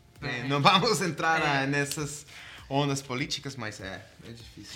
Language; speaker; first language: Portuguese; non-native, fluent; Spanish